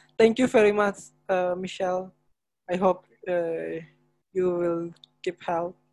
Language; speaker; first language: English; non-native, learner; Indonesian